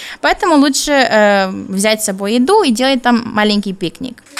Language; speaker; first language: Russian; non-native, learner; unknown